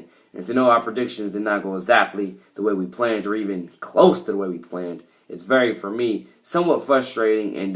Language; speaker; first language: English; native; English